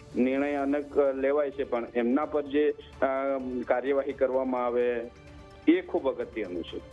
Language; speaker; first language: Gujarati; non-native, local second language; Gamit